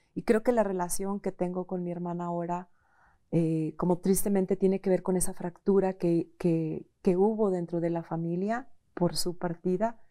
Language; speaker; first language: Spanish; native; Spanish